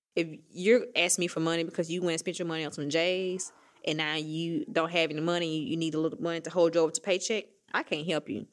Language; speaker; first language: English; native; English